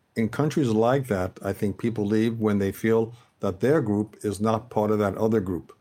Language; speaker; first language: English; native; English